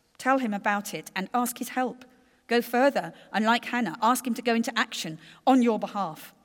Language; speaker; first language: English; native; English